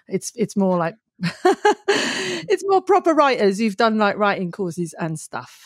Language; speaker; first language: English; native; English